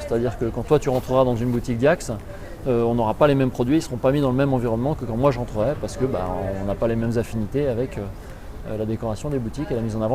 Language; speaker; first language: French; native; French